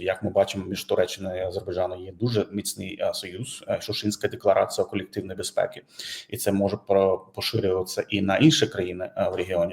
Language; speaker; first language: Ukrainian; non-native, fluent; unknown